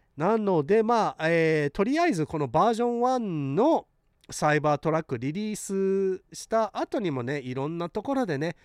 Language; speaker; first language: Japanese; early bilingual, heritage; Japanese